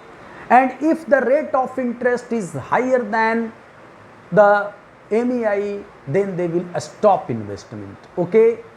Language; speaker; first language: English; non-native, local second language; Hindi